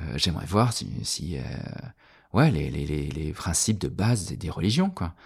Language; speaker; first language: French; native; French